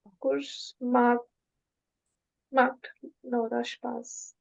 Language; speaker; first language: German; non-native, learner; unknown